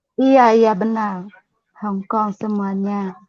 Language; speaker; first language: Indonesian; non-native, learner; Cantonese